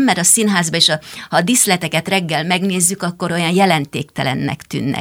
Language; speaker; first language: Hungarian; native; Hungarian